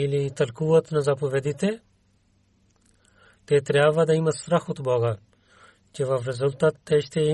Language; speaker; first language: Bulgarian; non-native, learner; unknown